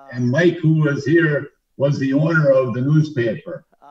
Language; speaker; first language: English; native; English